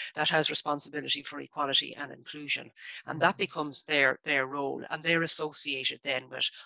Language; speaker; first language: English; native; English